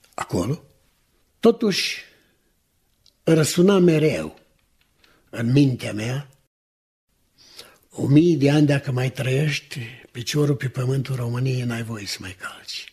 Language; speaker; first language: Romanian; native; Romanian